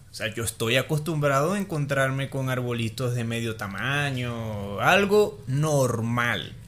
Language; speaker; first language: Spanish; native; Spanish